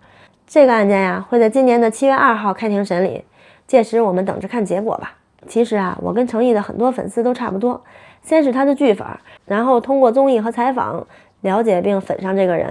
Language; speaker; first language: Chinese; native; Chinese